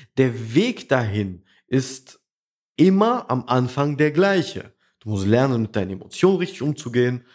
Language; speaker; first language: German; early bilingual, other home language; Russian